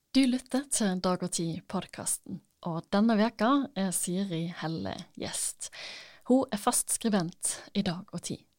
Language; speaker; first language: Norwegian; native; Norwegian